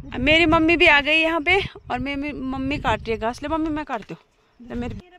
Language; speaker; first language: Hindi; non-native, local second language; Garhwali